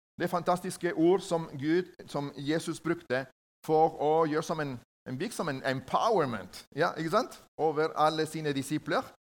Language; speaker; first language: Norwegian; non-native, learner; Spanish